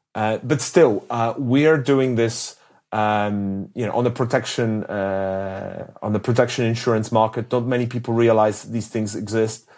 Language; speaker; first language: English; early bilingual, other home language; Polish